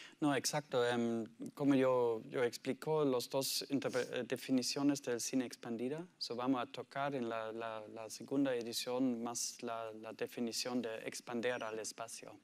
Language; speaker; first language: Spanish; non-native, learner; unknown